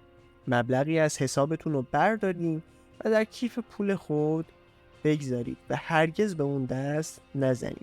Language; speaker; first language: Persian; native; Persian